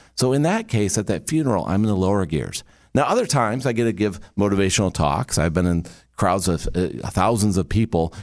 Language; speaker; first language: English; native; English